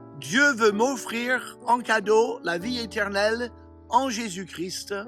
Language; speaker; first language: French; non-native, fluent; English